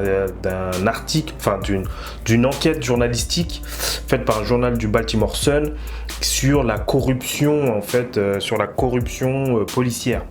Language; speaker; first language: French; native; French